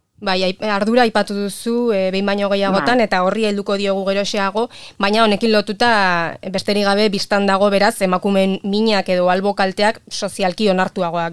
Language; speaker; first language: Basque; native; Basque